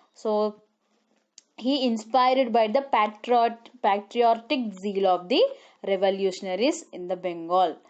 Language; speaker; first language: English; non-native, local second language; Telugu